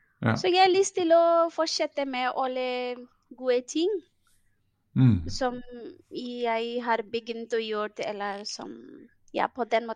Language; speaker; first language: Norwegian; non-native, fluent; Bangla